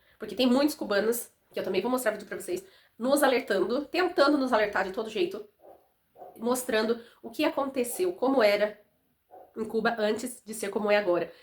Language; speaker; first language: Portuguese; native; Portuguese